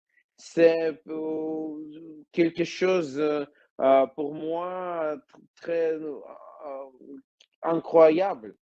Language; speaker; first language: French; non-native, learner; Ukrainian